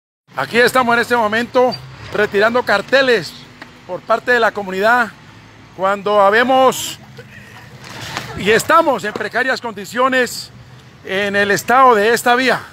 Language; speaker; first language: Spanish; native; Spanish